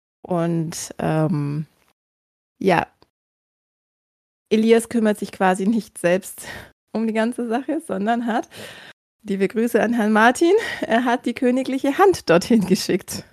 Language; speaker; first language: German; native; German